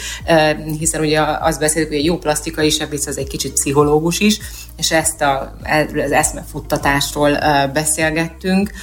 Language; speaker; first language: Hungarian; native; Hungarian